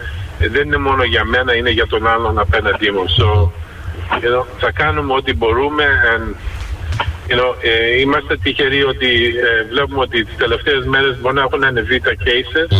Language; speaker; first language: Greek; early bilingual, heritage; Greek